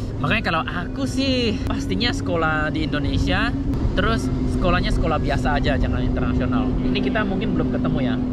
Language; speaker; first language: Indonesian; native; Indonesian